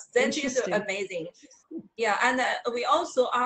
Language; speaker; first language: English; non-native, learner; Chinese